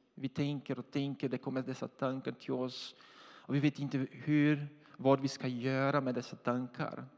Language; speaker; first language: Swedish; non-native, fluent; Portuguese